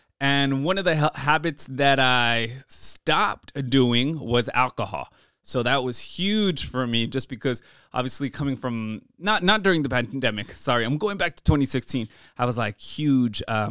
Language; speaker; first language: English; early bilingual, other home language; Spanish